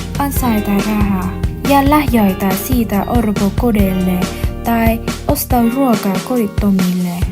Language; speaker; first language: Finnish; non-native, learner; Vietnamese